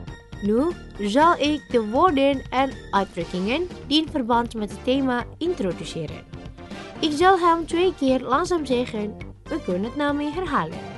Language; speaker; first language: Dutch; non-native, learner; Indonesian